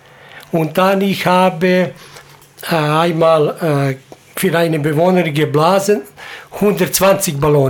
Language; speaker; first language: German; non-native, learner; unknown